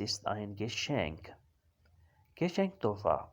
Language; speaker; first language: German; non-native, learner; Urdu